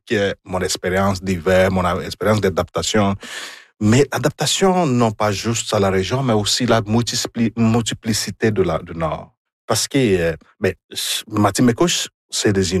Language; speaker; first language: French; non-native, fluent; Igbo